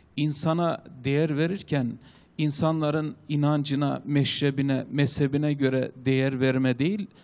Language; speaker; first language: Turkish; native; Turkish